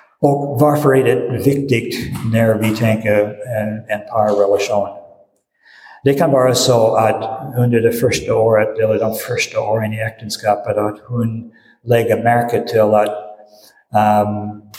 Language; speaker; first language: Swedish; non-native, fluent; English